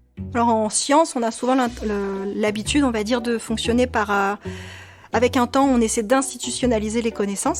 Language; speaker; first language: French; native; French